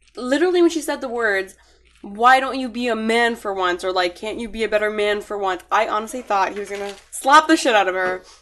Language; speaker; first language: English; early bilingual, other home language; Arabic